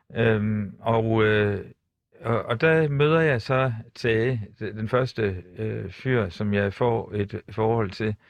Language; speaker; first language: Danish; native; Danish